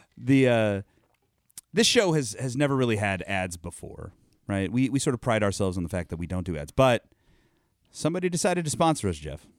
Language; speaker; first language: English; native; English